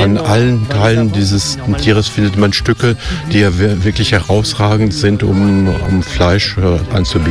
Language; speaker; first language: German; native; German